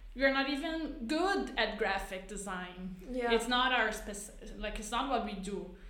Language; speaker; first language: English; non-native, fluent; Portuguese